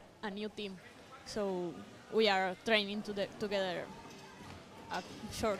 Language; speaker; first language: English; non-native, learner; Spanish